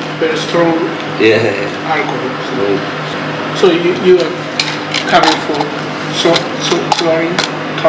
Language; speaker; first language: English; non-native, learner; Japanese